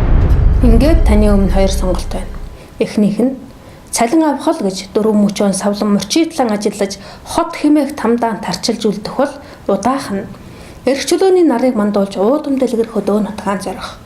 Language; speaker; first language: Mongolian; native; Mongolian